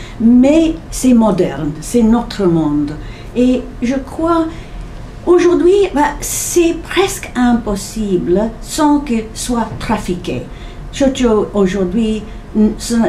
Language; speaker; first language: French; non-native, fluent; English